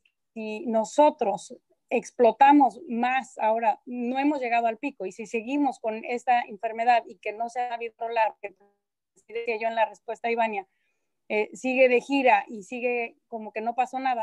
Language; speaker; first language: Spanish; native; Spanish